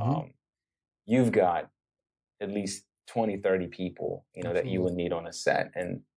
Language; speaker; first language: English; native; English